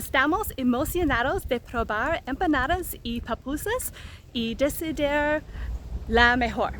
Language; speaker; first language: Spanish; non-native, learner; English